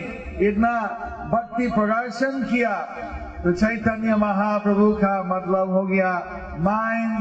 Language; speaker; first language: Hindi; non-native, learner; English